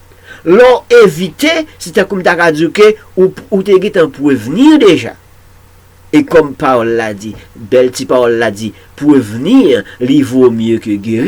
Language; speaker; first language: French; non-native, local second language; Haitian Creole